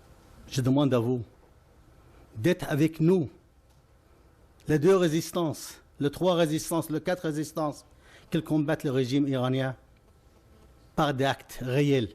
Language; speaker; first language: French; non-native, fluent; Arabic